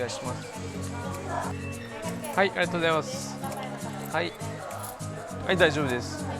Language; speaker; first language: Japanese; non-native, fluent; Urdu